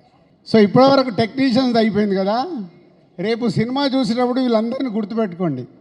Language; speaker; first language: Telugu; native; Telugu